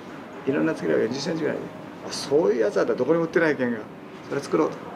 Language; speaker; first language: Japanese; native; Japanese